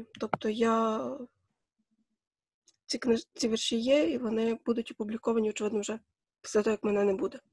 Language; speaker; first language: Ukrainian; native; Ukrainian